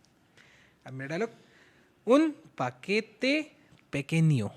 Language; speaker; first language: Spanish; non-native, learner; Hindi